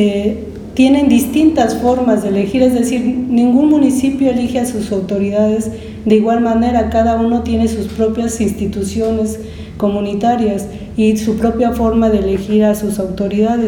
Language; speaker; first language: Spanish; native; Spanish